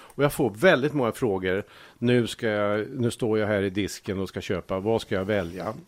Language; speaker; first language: Swedish; native; Swedish